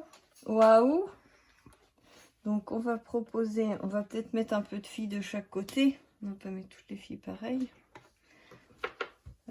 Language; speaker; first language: French; native; French